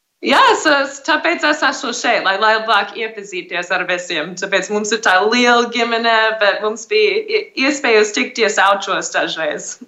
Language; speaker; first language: Latvian; early bilingual, heritage; English